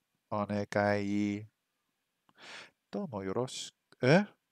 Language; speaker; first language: Japanese; non-native, learner; English